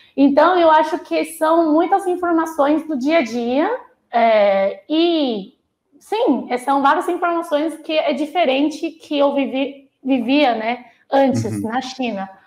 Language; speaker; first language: Portuguese; non-native, fluent; Chinese